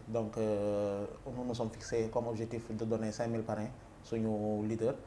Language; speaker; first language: French; non-native, local second language; Wolof